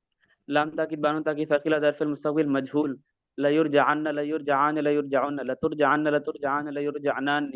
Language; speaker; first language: Arabic; non-native, learner; Urdu